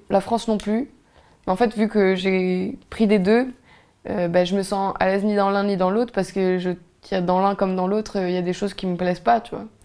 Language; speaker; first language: French; native; French